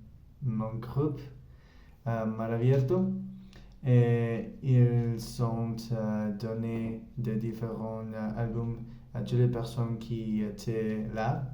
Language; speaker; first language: French; non-native, learner; Spanish